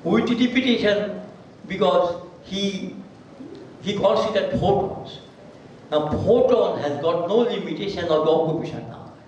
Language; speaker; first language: English; non-native, local second language; Bangla